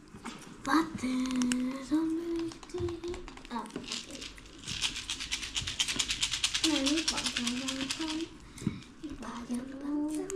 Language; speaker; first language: German; early bilingual, heritage; Bosnian